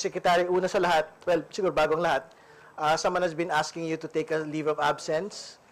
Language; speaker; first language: Filipino; native; Filipino